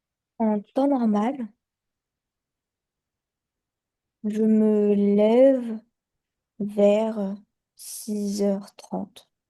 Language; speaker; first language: French; non-native, learner; Chinese